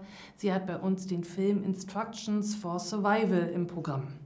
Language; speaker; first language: German; native; German